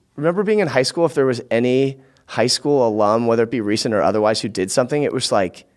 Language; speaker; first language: English; native; English